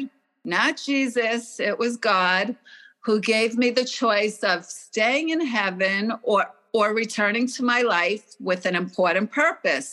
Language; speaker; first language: English; native; English